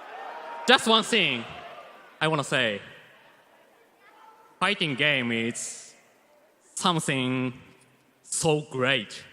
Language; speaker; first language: English; non-native, learner; Japanese